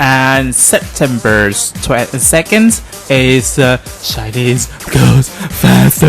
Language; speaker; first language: English; non-native, learner; Thai